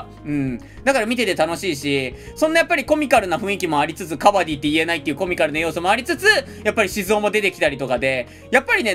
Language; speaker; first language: Japanese; native; Japanese